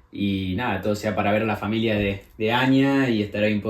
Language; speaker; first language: Spanish; native; Spanish